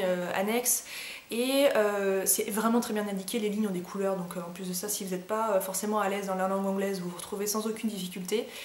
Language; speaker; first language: French; native; French